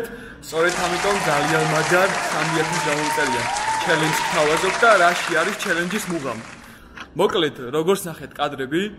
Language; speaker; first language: Georgian; native; Georgian